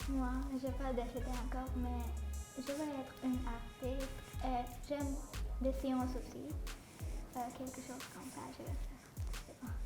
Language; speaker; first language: French; non-native, fluent; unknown